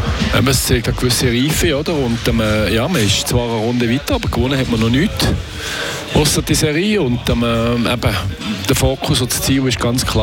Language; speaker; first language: German; native; German